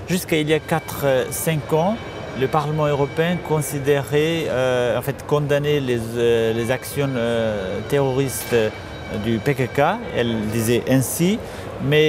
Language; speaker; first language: French; non-native, fluent; Kurdish